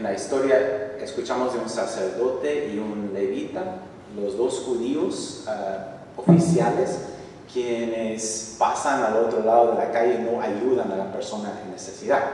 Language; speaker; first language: Spanish; non-native, fluent; English